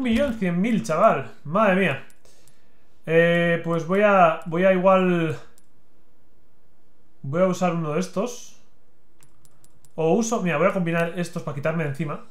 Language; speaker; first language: Spanish; native; Spanish